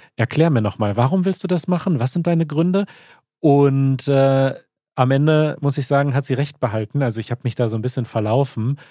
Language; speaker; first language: German; native; German